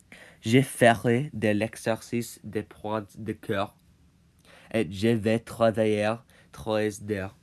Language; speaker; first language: French; non-native, learner; English